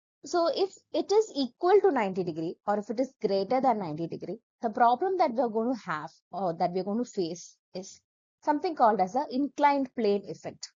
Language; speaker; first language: English; non-native, local second language; Malayalam